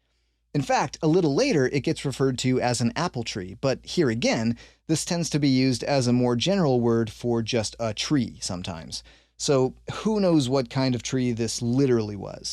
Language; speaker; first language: English; native; English